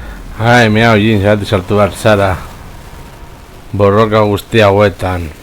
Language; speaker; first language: Basque; native; Basque